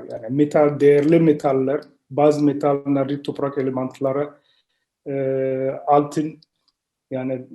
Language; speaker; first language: Turkish; non-native, learner; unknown